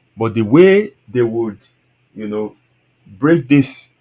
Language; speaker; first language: English; non-native, local second language; Yoruba